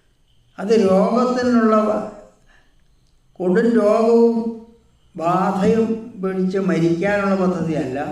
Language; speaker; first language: Malayalam; native; Malayalam